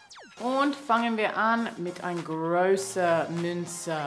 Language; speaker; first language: German; non-native, learner; English